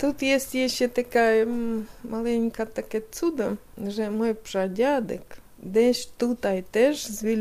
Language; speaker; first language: Polish; non-native, learner; Russian